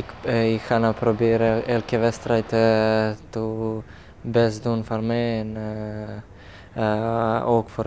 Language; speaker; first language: Dutch; non-native, learner; Serbian